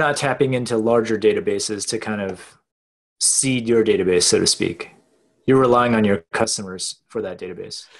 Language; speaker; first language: English; native; English